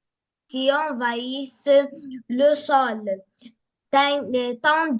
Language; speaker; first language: French; non-native, learner; Arabic